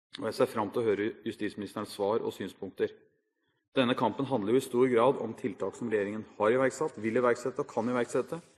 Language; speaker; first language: Norwegian; native; Norwegian